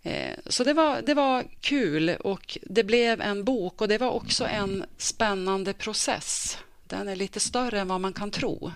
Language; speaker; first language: Swedish; native; Swedish